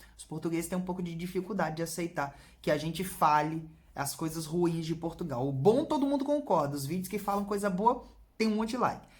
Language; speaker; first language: Portuguese; native; Portuguese